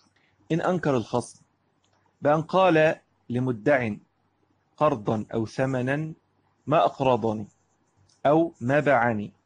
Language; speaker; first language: Arabic; native; Arabic